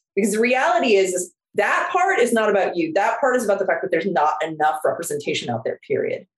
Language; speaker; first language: English; non-native, fluent; Korean